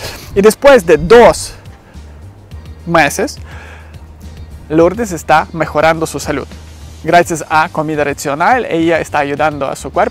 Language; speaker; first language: Spanish; non-native, learner; Ukrainian